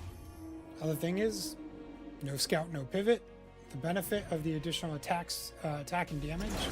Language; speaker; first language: English; native; English